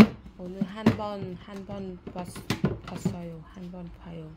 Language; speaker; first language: Korean; non-native, learner; Vietnamese